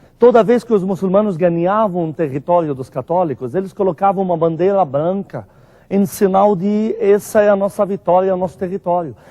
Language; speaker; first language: Portuguese; non-native, fluent; Arabic